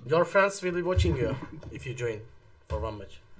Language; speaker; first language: English; non-native, learner; Turkish